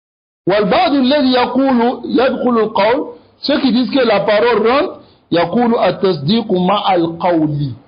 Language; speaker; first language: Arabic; non-native, fluent; French